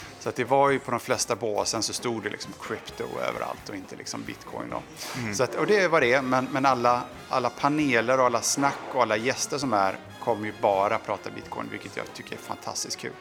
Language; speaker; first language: Swedish; native; Swedish